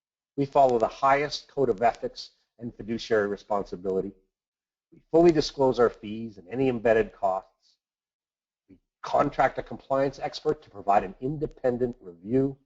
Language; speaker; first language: English; native; English